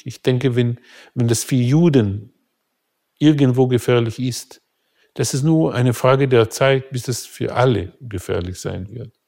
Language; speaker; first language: German; non-native, fluent; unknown